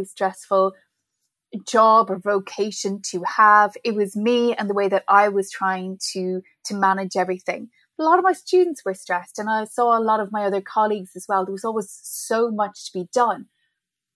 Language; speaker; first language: English; native; English